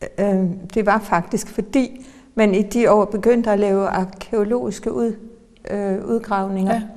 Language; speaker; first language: Danish; native; Danish